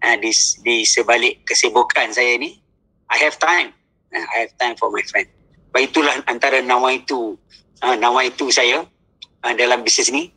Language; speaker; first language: Malay; native; Malay